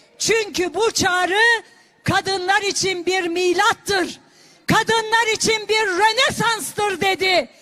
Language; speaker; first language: Turkish; non-native, local second language; Kurdish